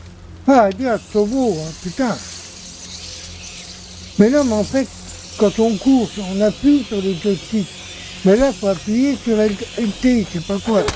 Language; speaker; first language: French; native; French